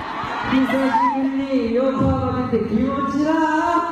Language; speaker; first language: Japanese; non-native, learner; Korean